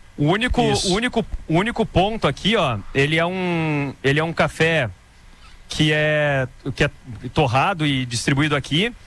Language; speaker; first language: Portuguese; native; Portuguese